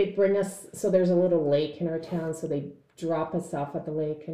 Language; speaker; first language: English; native; English